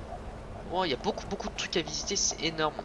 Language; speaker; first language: French; native; French